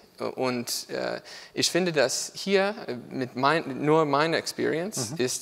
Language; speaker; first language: German; non-native, learner; English